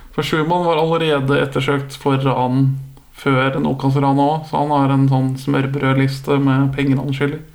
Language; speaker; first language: Norwegian; native; Norwegian